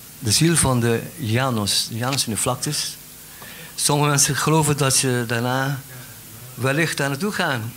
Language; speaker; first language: Dutch; non-native, fluent; Spanish